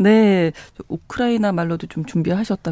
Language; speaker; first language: Korean; native; Korean